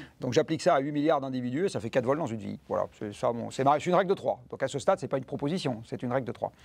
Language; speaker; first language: French; native; French